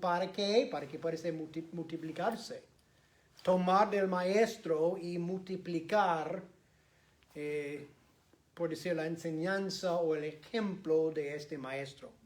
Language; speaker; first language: Spanish; non-native, fluent; English